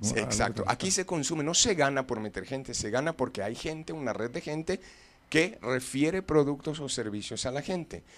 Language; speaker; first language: Spanish; non-native, fluent; English